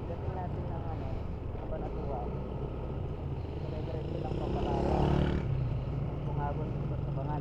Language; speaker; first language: Filipino; native; Filipino